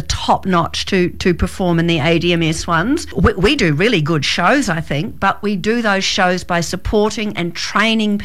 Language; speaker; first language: English; native; English